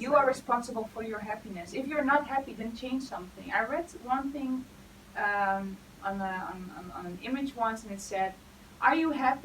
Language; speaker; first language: English; non-native, fluent; Dutch